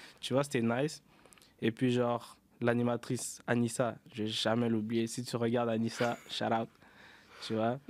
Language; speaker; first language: French; native; French